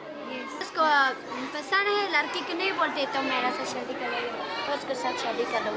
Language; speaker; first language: Hindi; non-native, learner; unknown